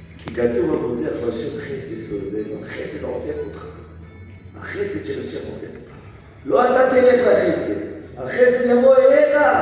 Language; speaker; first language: Hebrew; native; Hebrew